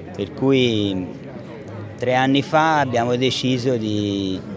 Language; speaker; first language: Italian; native; Italian